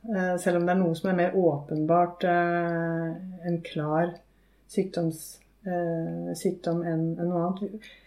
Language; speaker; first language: Norwegian; native; Norwegian